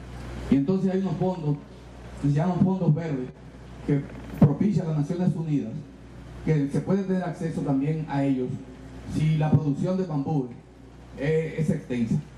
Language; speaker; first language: Spanish; native; Spanish